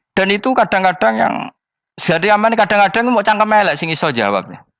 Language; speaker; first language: Malay; non-native, local second language; Javanese